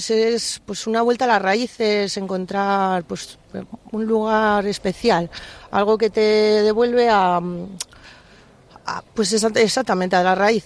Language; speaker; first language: Spanish; native; Spanish